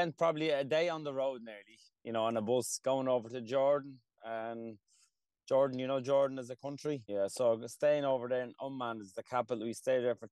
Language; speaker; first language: English; early bilingual, other home language; Kurdish